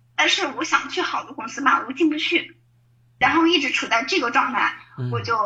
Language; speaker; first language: Chinese; native; Chinese